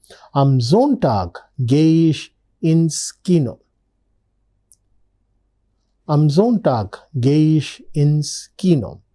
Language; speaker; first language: German; non-native, fluent; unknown